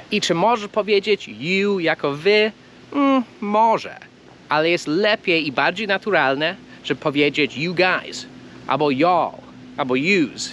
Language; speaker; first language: Polish; non-native, fluent; English